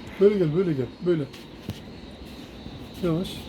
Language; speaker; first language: Turkish; native; Turkish